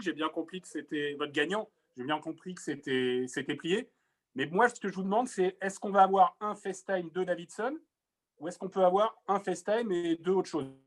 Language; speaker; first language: French; native; French